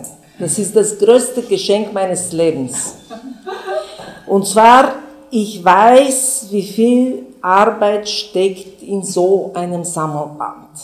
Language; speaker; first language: German; non-native, fluent; Bulgarian